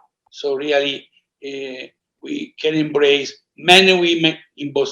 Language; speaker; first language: English; non-native, fluent; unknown